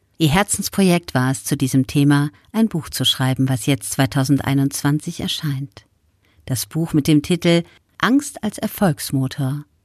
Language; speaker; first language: German; native; German